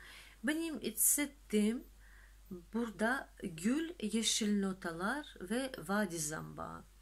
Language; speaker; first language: Turkish; non-native, fluent; Russian